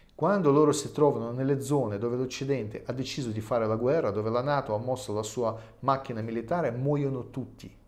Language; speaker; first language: Italian; non-native, fluent; Russian